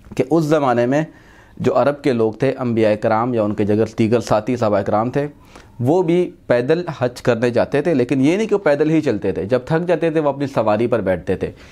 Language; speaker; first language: Urdu; non-native, local second language; Punjabi